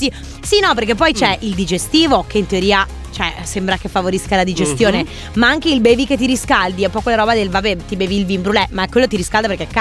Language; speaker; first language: Italian; native; Italian